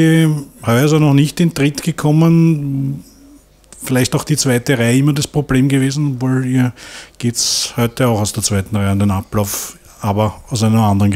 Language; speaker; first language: German; native; German